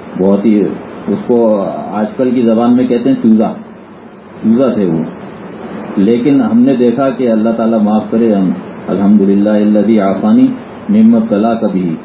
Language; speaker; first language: Urdu; native; Urdu